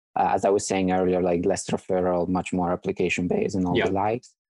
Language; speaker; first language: English; non-native, fluent; Italian